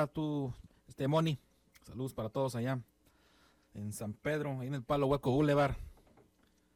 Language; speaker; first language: Spanish; native; Spanish